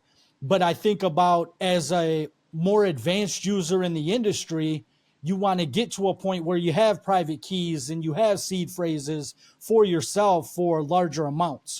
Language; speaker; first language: English; native; English